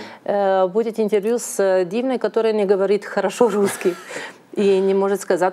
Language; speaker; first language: Russian; non-native, learner; Serbian